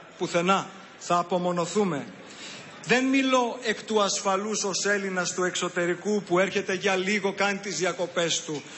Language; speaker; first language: Greek; early bilingual, heritage; Greek